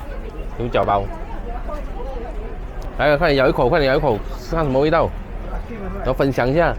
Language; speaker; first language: Chinese; native; Chinese